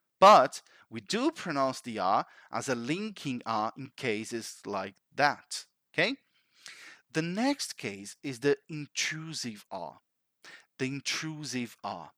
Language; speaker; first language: English; non-native, fluent; Portuguese